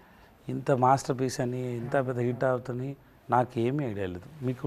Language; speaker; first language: Telugu; non-native, learner; Tamil